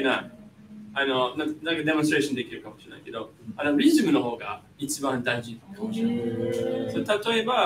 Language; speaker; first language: Japanese; non-native, fluent; English